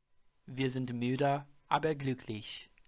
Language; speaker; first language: German; non-native, fluent; English